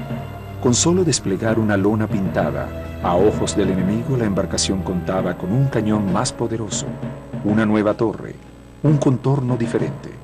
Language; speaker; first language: Spanish; native; Spanish